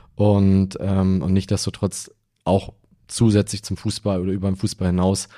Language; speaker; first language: German; native; German